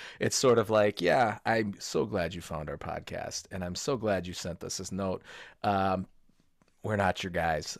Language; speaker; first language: English; native; English